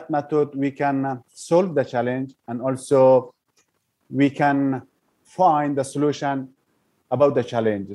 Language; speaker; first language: English; non-native, learner; Persian